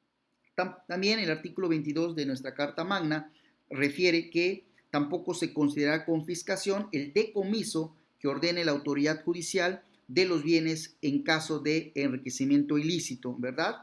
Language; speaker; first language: Spanish; native; Spanish